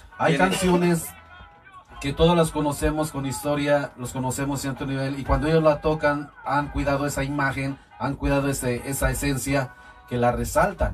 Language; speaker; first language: Spanish; native; Spanish